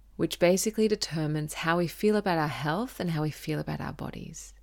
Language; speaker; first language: English; native; English